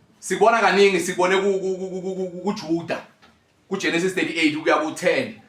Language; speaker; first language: Zulu; native; Zulu